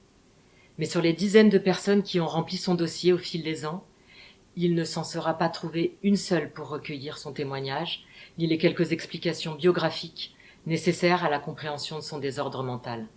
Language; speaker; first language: French; native; French